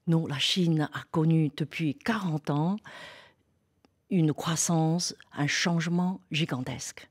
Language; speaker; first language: French; non-native, fluent; Chinese